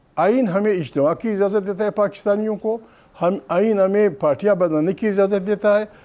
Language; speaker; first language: Urdu; non-native, local second language; Pashto